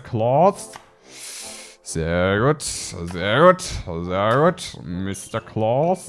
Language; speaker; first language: German; native; German